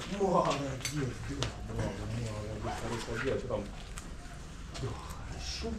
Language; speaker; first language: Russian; non-native, local second language; Ukrainian